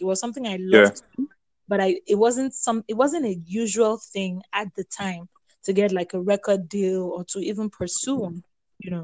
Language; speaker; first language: English; non-native, local second language; Yoruba